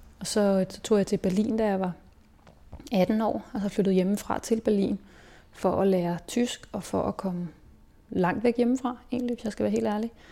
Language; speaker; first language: Danish; native; Danish